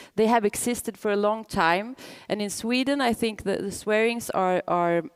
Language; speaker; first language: English; non-native, fluent; Swedish